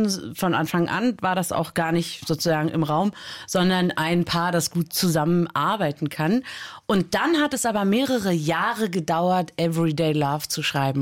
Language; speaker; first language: German; native; German